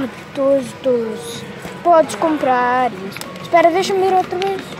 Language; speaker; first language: Portuguese; early bilingual, heritage; Portuguese